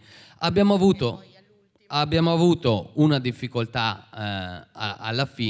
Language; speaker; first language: Italian; native; Italian